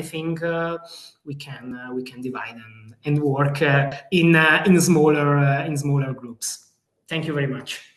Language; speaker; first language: English; non-native, fluent; Italian